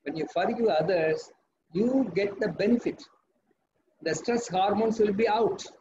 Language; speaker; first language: English; non-native, local second language; Tamil